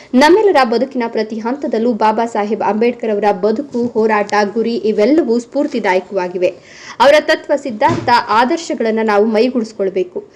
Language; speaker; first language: Kannada; native; Kannada